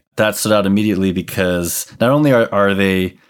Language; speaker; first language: English; native; English